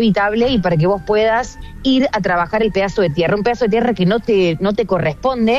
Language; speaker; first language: Spanish; native; Spanish